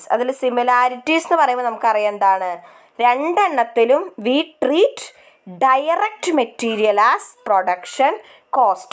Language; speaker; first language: Malayalam; native; Malayalam